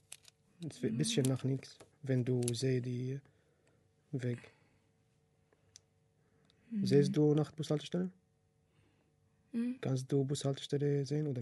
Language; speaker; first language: German; non-native, learner; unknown